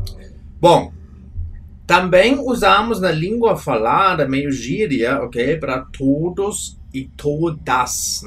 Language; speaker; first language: Portuguese; non-native, fluent; German